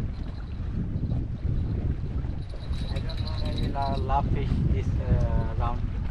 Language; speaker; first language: English; non-native, learner; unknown